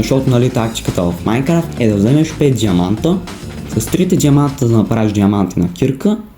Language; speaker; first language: Bulgarian; native; Bulgarian